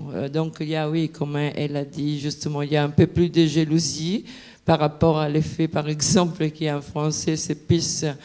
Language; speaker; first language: French; non-native, fluent; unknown